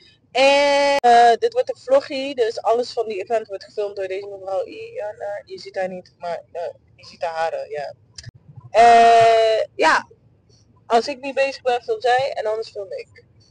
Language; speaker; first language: Dutch; native; Dutch